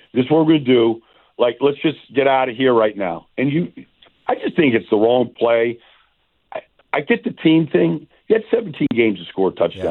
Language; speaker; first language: English; native; English